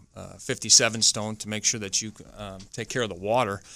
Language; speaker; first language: English; native; English